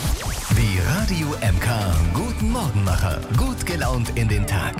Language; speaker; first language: German; native; German